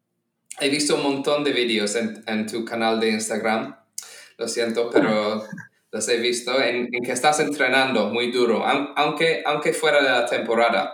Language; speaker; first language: Spanish; non-native, fluent; English